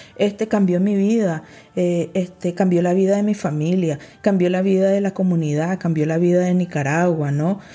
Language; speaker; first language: Spanish; early bilingual, heritage; Spanish